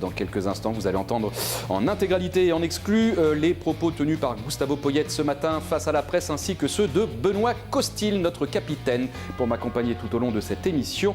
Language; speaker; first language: French; native; French